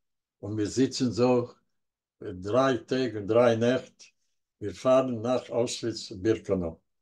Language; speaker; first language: German; non-native, learner; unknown